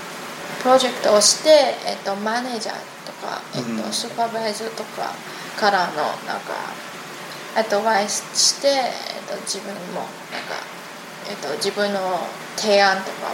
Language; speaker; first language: Japanese; non-native, learner; Chinese